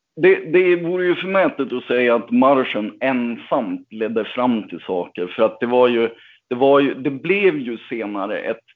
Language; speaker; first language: Swedish; non-native, fluent; English